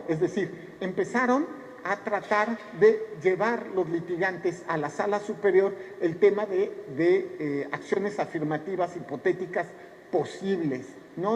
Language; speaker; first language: Spanish; native; Spanish